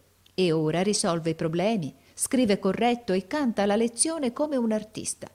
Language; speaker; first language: Italian; native; Italian